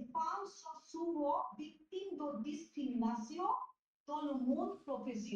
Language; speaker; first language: French; non-native, learner; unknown